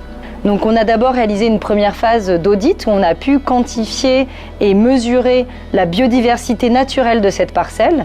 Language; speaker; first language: French; native; French